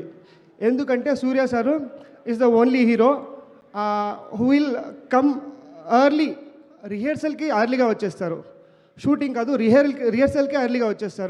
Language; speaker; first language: Telugu; non-native, learner; Kannada